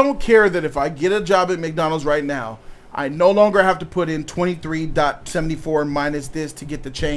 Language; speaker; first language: English; native; English